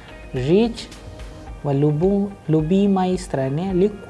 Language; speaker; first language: Russian; non-native, fluent; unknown